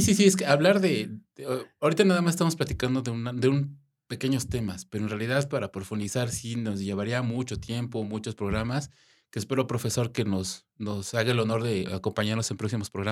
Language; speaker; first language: Spanish; native; Spanish